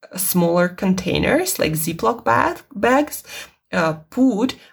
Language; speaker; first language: English; non-native, fluent; Russian